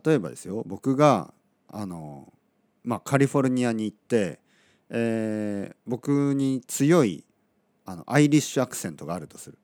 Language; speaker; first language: Japanese; native; Japanese